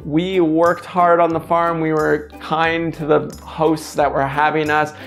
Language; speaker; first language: English; native; English